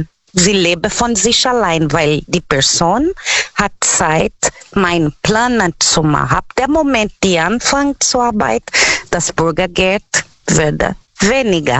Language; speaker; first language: German; non-native, fluent; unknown